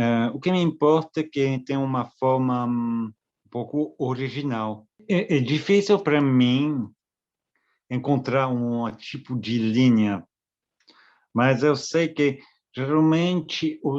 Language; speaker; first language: Portuguese; non-native, fluent; French